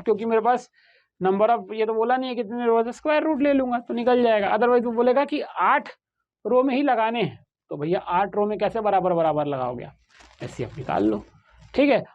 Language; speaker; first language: Hindi; native; Hindi